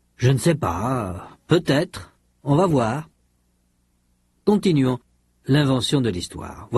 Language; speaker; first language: French; native; French